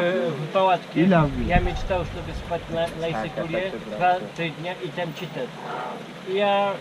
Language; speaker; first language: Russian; non-native, learner; Polish